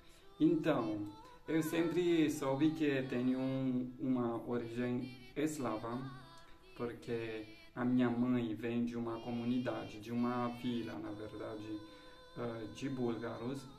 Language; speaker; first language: Portuguese; non-native, fluent; Romanian